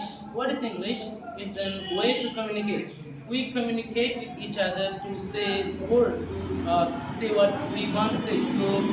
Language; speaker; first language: English; non-native, learner; Bangla